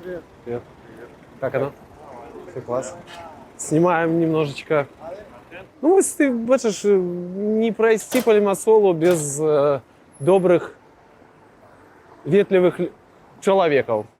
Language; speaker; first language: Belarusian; non-native, local second language; Russian